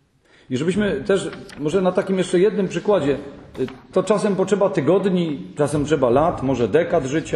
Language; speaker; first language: Polish; native; Polish